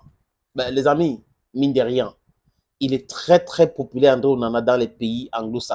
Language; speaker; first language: French; non-native, local second language; English